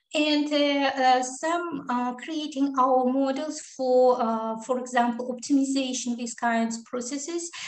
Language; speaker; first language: English; non-native, learner; Kazakh